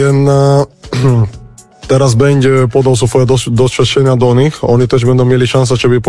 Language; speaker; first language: Polish; non-native, fluent; Spanish